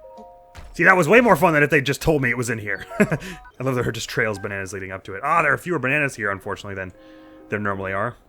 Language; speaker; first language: English; native; English